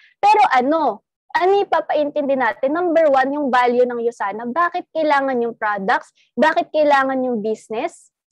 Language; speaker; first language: Filipino; non-native, local second language; Cebuano